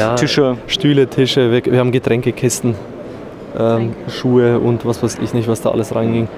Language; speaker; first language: German; native; German